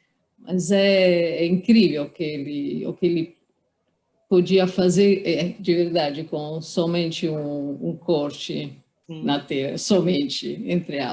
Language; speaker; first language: Portuguese; non-native, fluent; Italian